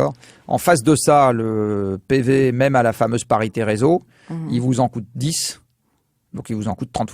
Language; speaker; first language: French; native; French